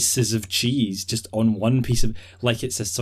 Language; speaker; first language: English; native; English